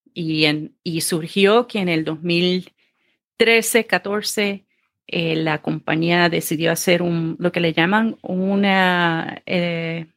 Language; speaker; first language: Spanish; native; Spanish